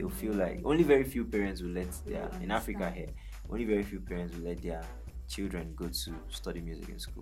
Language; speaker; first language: English; non-native, local second language; Yoruba